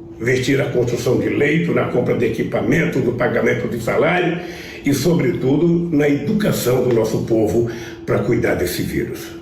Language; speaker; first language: Portuguese; native; Portuguese